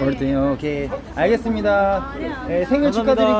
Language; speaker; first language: Korean; native; Korean